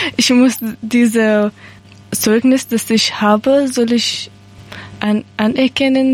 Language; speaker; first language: German; non-native, learner; Persian